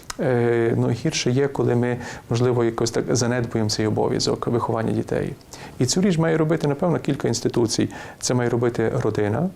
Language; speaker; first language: Ukrainian; native; Ukrainian